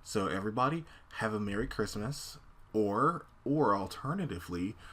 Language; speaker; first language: English; native; English